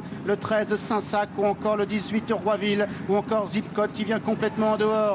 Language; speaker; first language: French; native; French